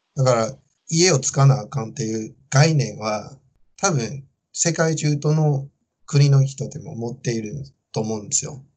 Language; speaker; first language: Japanese; non-native, fluent; Chinese